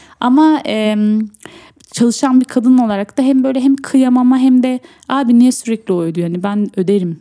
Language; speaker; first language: Turkish; early bilingual, heritage; Turkish